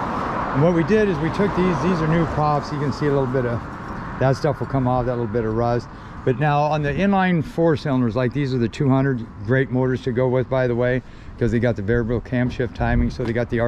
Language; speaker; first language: English; native; English